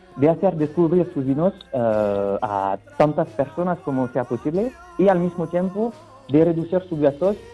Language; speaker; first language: Spanish; non-native, fluent; French